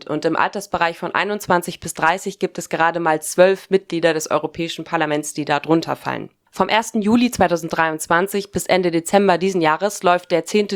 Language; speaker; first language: German; native; German